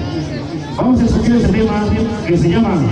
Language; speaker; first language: Spanish; native; Spanish